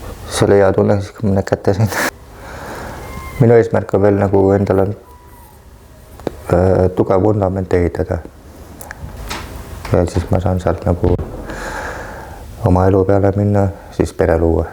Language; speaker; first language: Estonian; native; Estonian